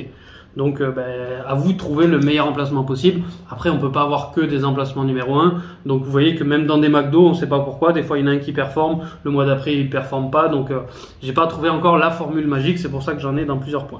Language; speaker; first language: French; native; French